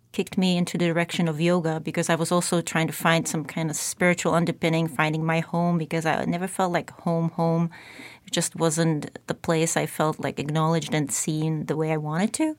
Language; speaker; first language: English; non-native, fluent; Czech